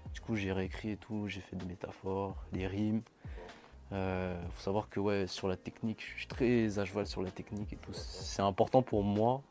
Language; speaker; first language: French; non-native, local second language; Malagasy